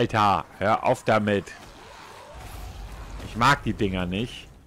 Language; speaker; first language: German; native; German